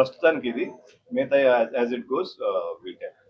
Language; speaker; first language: Telugu; native; Telugu